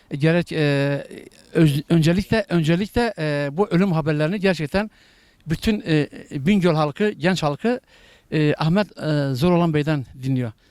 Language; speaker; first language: Turkish; native; Turkish